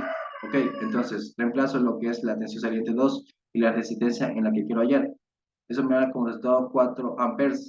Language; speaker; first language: Spanish; native; Spanish